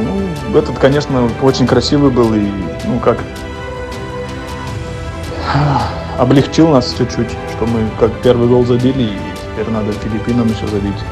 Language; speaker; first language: Russian; early bilingual, heritage; German